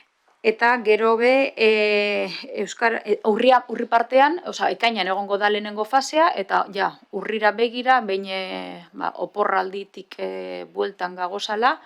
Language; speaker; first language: Basque; native; Basque